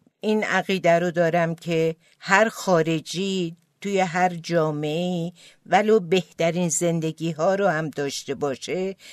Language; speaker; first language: Persian; non-native, local second language; Azerbaijani